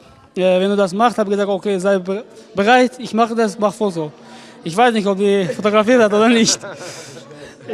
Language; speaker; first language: German; non-native, learner; Tajik